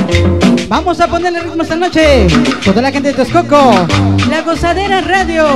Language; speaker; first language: Spanish; native; Spanish